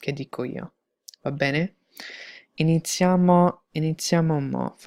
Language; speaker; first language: Italian; non-native, fluent; English